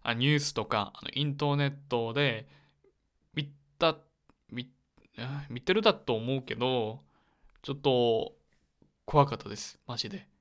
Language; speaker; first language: Japanese; non-native, learner; Korean